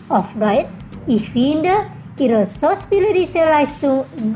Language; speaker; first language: German; non-native, fluent; Indonesian